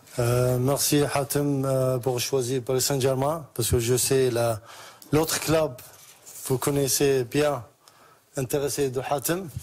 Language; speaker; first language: French; non-native, learner; Arabic